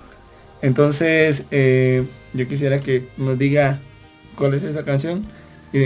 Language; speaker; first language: Spanish; native; Spanish